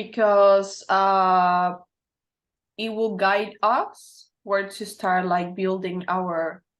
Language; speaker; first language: English; non-native, learner; Spanish